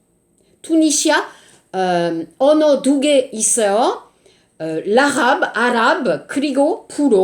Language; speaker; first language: Korean; non-native, learner; French